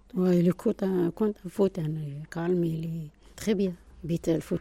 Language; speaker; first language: French; non-native, learner; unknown